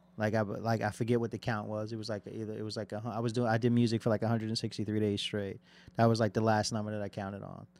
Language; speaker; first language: English; native; English